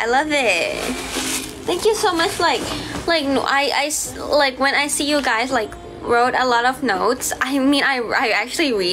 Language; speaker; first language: English; non-native, fluent; Thai